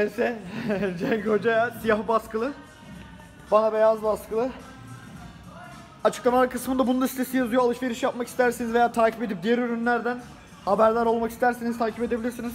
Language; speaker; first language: Turkish; native; Turkish